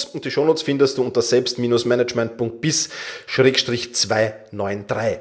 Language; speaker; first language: German; native; German